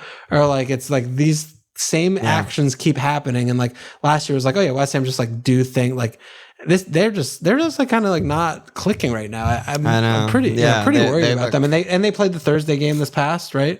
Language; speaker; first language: English; native; English